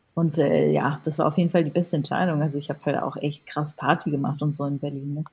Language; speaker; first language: German; early bilingual, other home language; Japanese